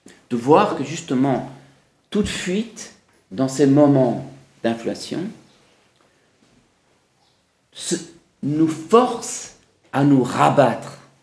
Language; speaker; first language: French; non-native, fluent; English